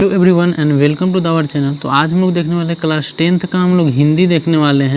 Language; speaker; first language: Hindi; native; Hindi